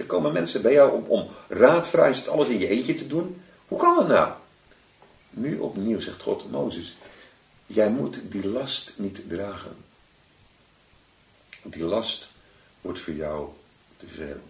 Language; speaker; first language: Dutch; native; Dutch